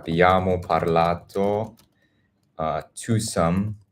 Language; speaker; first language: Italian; non-native, learner; English